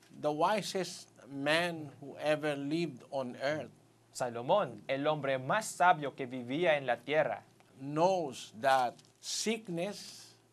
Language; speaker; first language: Spanish; non-native, fluent; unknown